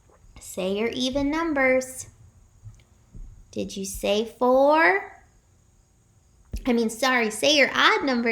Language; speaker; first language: English; native; English